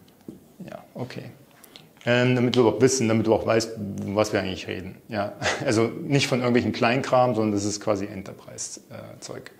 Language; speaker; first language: German; native; German